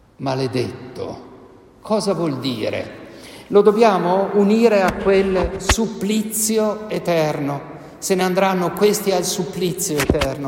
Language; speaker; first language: Italian; native; Italian